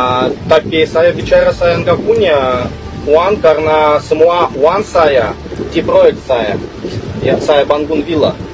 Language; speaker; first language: Indonesian; non-native, learner; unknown